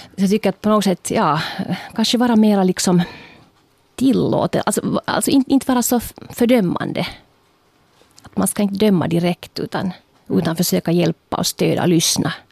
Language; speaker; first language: Swedish; native; Swedish